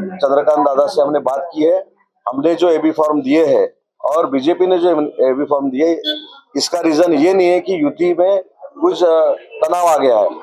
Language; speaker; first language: Hindi; non-native, local second language; Marathi